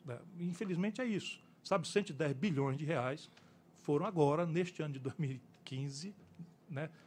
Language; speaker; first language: Portuguese; native; Portuguese